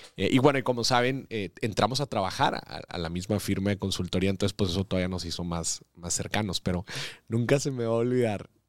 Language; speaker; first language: Spanish; native; Spanish